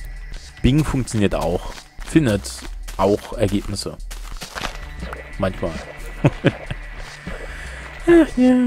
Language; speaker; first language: German; native; German